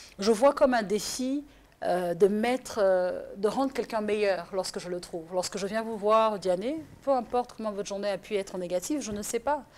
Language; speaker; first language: French; native; French